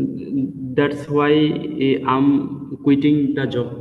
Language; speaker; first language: English; non-native, learner; Bangla